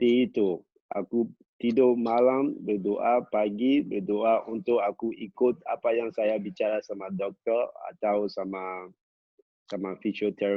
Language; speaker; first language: Indonesian; non-native, local second language; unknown